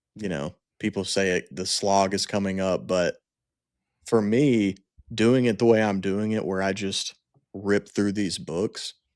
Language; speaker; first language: English; native; English